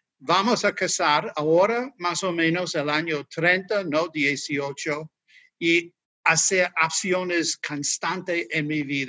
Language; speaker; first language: Spanish; non-native, learner; English